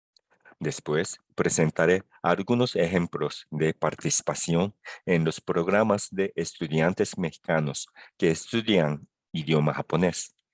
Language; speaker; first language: Spanish; non-native, fluent; Japanese